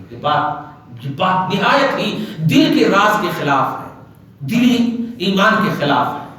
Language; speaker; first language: Urdu; native; Urdu